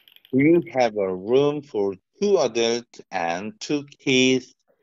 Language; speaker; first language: English; non-native, learner; Korean